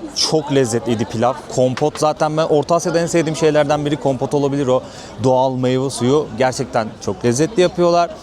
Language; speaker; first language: Turkish; native; Turkish